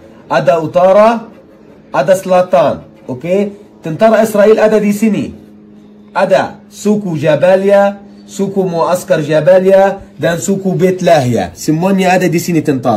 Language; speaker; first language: Indonesian; non-native, fluent; Arabic